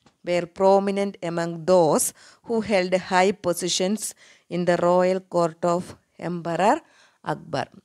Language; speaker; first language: English; non-native, local second language; Malayalam